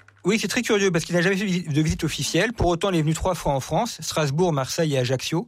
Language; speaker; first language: French; native; French